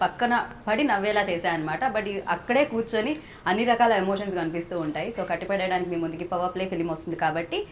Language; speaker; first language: Telugu; native; Telugu